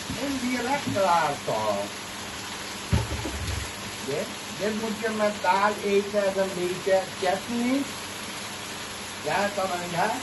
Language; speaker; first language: Dutch; non-native, local second language; Caribbean Hindustani